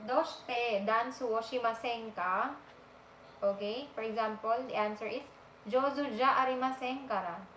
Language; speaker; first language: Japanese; non-native, fluent; Filipino